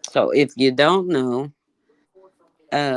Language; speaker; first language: English; native; English